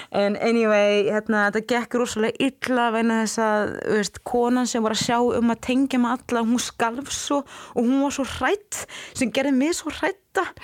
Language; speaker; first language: Icelandic; non-native, fluent; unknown